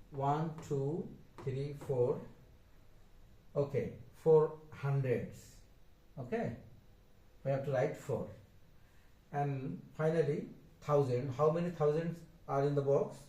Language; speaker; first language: English; non-native, local second language; Bangla